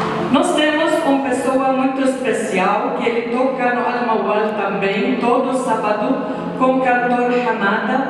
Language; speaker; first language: Portuguese; non-native, fluent; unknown